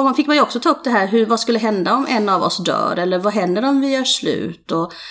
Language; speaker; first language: Swedish; native; Swedish